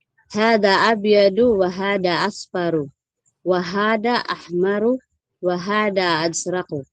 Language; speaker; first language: Arabic; non-native, learner; Filipino